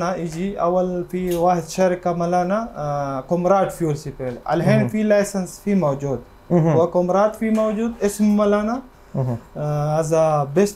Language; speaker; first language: Arabic; non-native, learner; Urdu